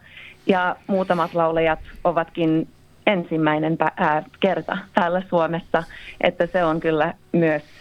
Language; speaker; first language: Finnish; early bilingual, heritage; Finnish